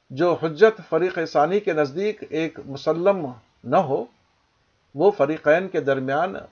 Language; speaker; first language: Urdu; native; Urdu